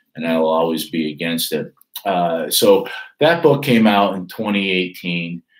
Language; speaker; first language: English; native; English